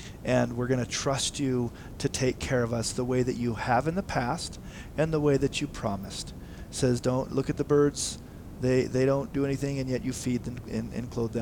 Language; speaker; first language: English; native; English